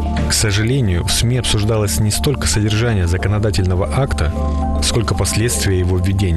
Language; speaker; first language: Russian; native; Russian